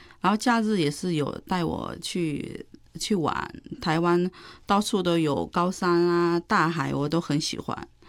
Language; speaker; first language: Chinese; early bilingual, heritage; Chinese